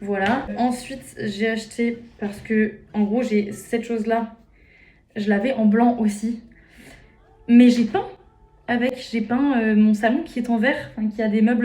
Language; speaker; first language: French; native; French